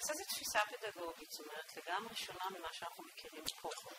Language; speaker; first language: Hebrew; native; Hebrew